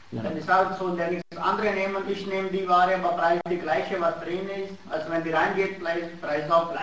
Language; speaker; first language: German; non-native, learner; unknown